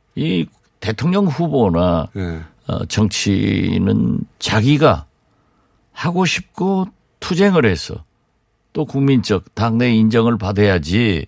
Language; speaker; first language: Korean; native; Korean